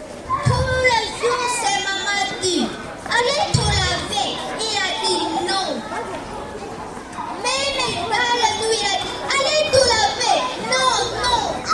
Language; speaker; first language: French; non-native, learner; Kinyarwanda